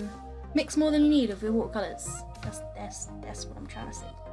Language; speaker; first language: English; native; English